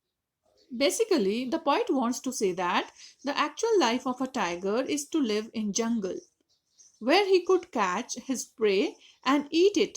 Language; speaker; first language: English; non-native, local second language; Hindi